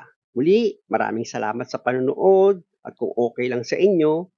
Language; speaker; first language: Filipino; native; Filipino